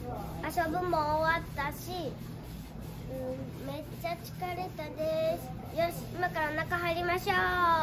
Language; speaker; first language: Japanese; early bilingual, other home language; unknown